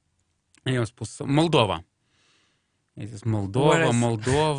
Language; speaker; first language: Romanian; non-native, local second language; Russian